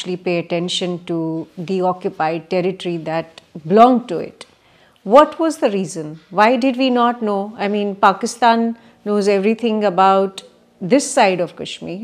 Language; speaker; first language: English; non-native, local second language; Kashmiri